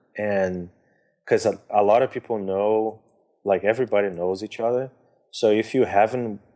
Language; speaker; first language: English; non-native, fluent; Portuguese